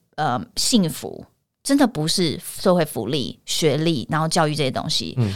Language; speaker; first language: Chinese; native; Chinese